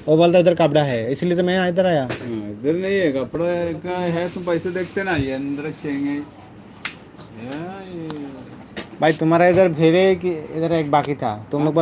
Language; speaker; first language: Hindi; non-native, learner; Bangla